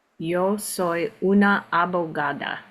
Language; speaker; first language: Spanish; non-native, learner; English